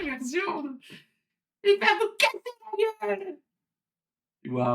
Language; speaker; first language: French; native; French